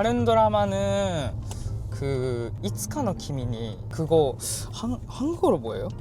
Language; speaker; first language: Korean; non-native, learner; Japanese